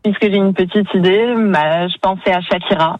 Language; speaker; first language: French; native; French